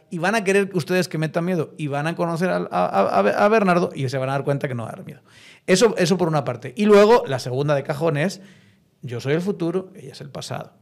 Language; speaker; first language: Spanish; native; Spanish